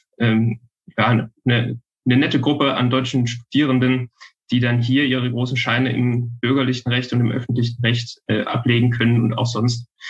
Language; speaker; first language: German; native; German